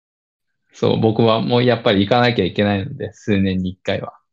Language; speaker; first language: Japanese; early bilingual, other home language; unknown